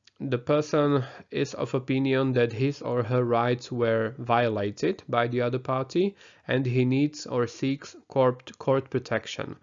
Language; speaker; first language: English; non-native, fluent; Slovak